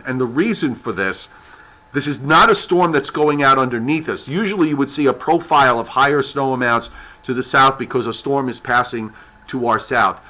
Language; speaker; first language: English; native; English